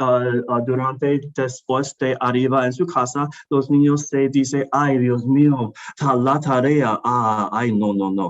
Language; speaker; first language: Spanish; non-native, learner; English